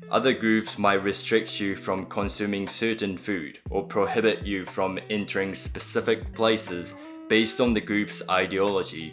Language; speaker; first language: English; early bilingual, other home language; Japanese